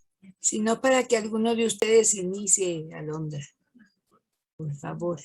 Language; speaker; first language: Spanish; native; Spanish